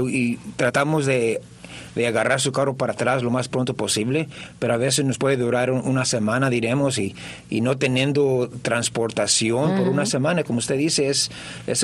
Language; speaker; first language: Spanish; early bilingual, heritage; Spanish